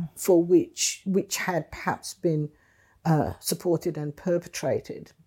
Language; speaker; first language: English; native; English